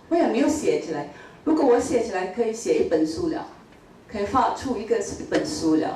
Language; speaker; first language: Chinese; non-native, local second language; Min Nan Chinese